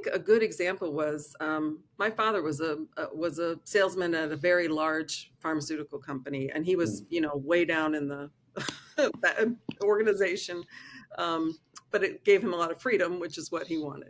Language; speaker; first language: English; native; English